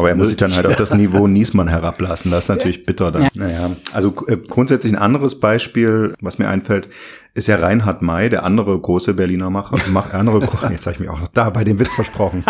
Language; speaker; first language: German; native; German